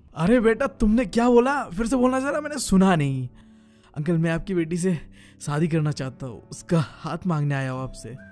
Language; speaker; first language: Hindi; non-native, local second language; Bangla